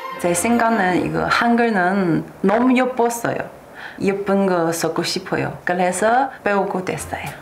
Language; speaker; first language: Korean; non-native, learner; Chinese